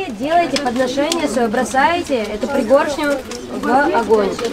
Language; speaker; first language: Russian; native; Russian